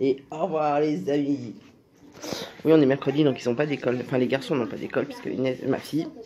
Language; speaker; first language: French; native; French